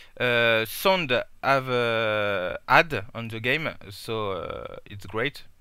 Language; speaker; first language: English; non-native, learner; French